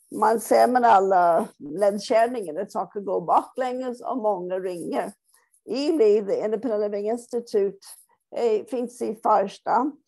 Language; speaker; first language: Swedish; non-native, fluent; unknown